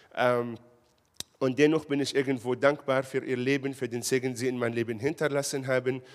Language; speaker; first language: German; non-native, fluent; Hebrew